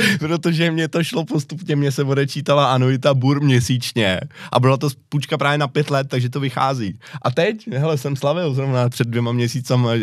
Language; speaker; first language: Czech; native; Czech